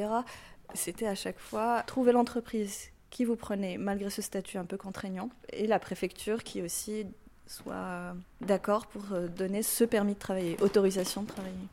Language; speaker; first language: French; non-native, local second language; Arabic